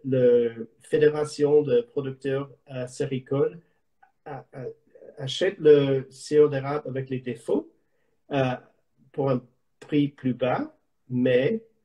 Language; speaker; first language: French; non-native, learner; English